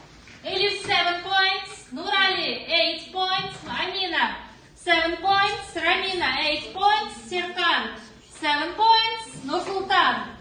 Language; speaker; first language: English; non-native, learner; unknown